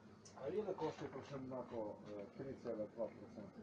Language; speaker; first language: Polish; non-native, learner; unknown